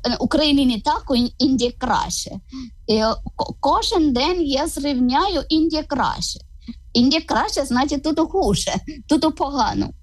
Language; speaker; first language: Ukrainian; non-native, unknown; Malayalam